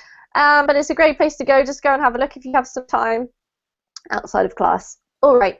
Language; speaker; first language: English; native; English